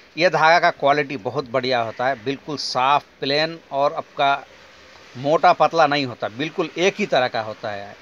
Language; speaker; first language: Hindi; non-native, local second language; Bangla